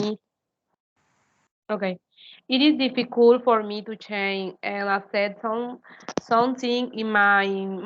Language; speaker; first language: English; non-native, learner; Spanish